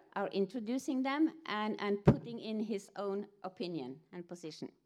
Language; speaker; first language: English; non-native, fluent; Norwegian